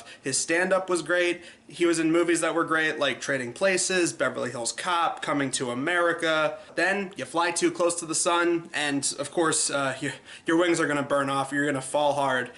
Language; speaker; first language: English; native; English